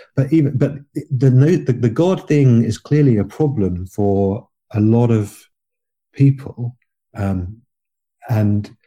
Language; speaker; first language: English; native; English